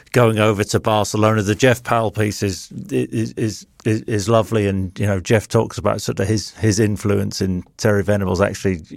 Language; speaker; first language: English; native; English